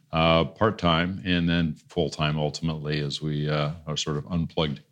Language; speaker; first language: English; native; English